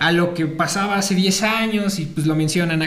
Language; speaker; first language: Spanish; native; Spanish